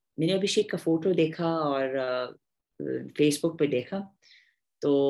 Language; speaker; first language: Hindi; non-native, fluent; English